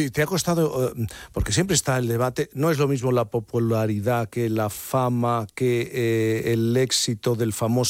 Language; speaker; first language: Spanish; native; Spanish